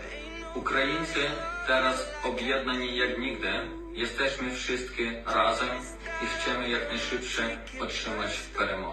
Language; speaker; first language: Polish; non-native, learner; Ukrainian